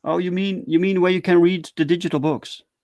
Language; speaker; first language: English; non-native, fluent; Dutch